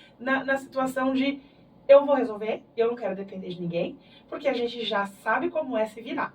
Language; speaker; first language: Portuguese; native; Portuguese